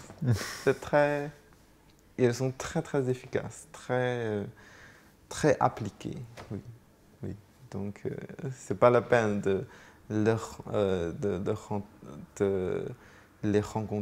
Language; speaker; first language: French; non-native, fluent; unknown